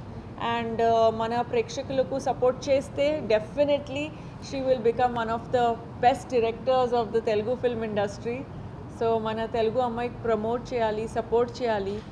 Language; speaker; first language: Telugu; non-native, learner; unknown